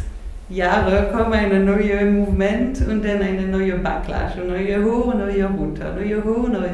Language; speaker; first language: German; non-native, learner; French